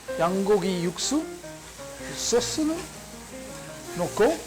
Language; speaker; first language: Korean; non-native, learner; English